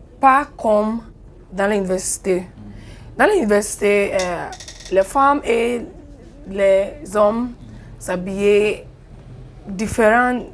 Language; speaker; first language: French; non-native, learner; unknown